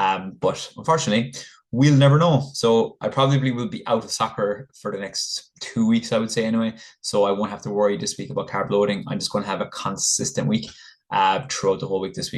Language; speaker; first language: English; native; English